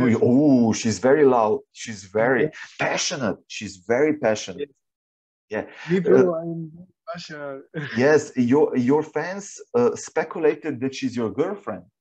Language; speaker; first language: English; non-native, fluent; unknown